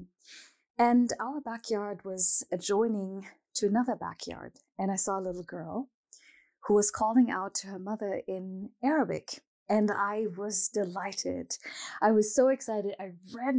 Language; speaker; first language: English; non-native, fluent; German